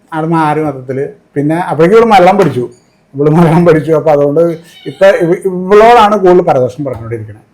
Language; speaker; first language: Malayalam; native; Malayalam